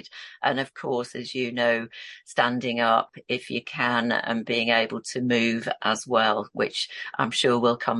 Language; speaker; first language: English; native; English